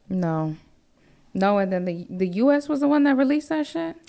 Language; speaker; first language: English; early bilingual, other home language; Spanish